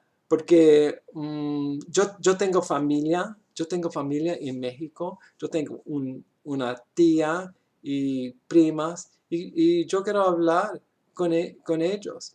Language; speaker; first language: Spanish; non-native, learner; English